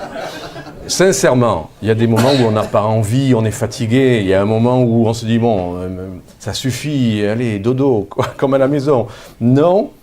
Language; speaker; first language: French; native; French